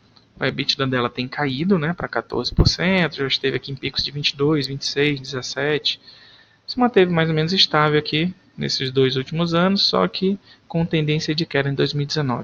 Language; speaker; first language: Portuguese; native; Portuguese